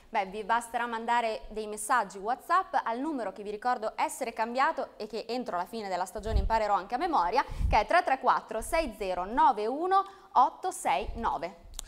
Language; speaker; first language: Italian; native; Italian